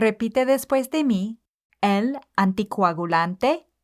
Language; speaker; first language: Spanish; non-native, fluent; English